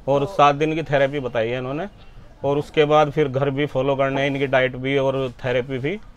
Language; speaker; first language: Hindi; native; Hindi